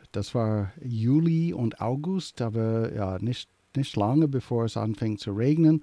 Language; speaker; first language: German; early bilingual, heritage; English